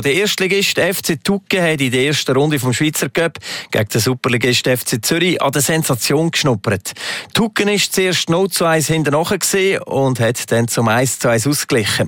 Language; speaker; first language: German; native; German